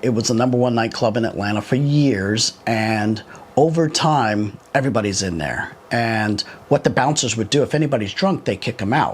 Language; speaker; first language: English; native; English